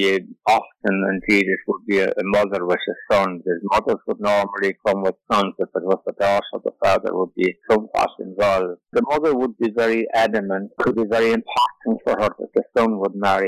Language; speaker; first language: English; native; English